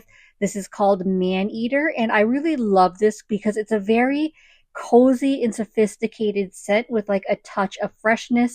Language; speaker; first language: English; native; English